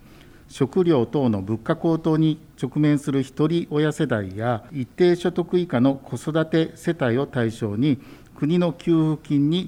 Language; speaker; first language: Japanese; native; Japanese